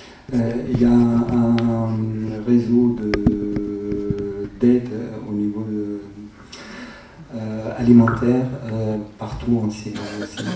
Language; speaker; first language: French; non-native, fluent; Arabic